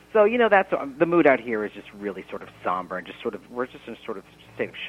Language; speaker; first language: English; native; English